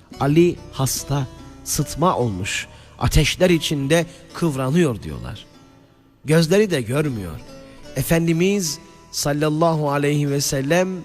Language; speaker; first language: Turkish; native; Turkish